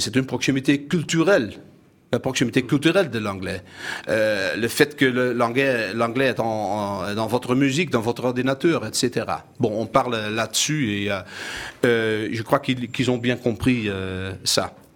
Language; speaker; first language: French; non-native, fluent; Dutch